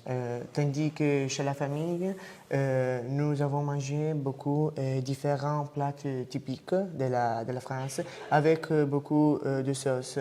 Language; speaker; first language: French; non-native, learner; Italian